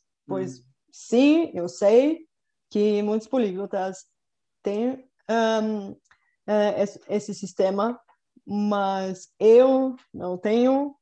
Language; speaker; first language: Portuguese; non-native, fluent; Bulgarian